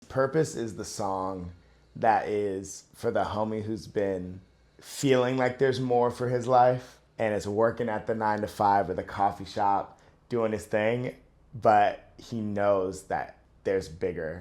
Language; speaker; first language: English; native; English